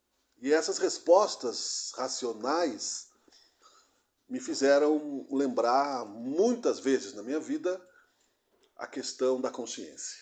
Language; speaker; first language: Portuguese; native; Portuguese